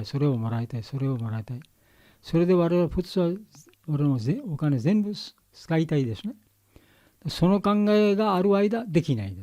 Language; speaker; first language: Japanese; non-native, learner; Bangla